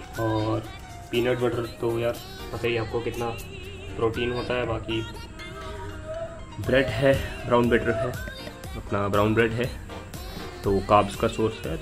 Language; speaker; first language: Hindi; native; Hindi